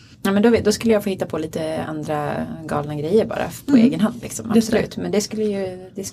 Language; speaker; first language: Swedish; native; Swedish